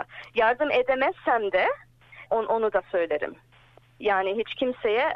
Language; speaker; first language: Turkish; early bilingual, heritage; English